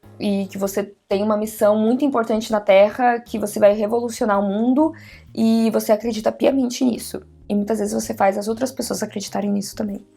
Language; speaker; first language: Portuguese; native; Portuguese